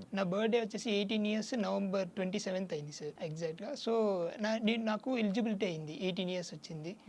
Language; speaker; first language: Telugu; non-native, local second language; Tamil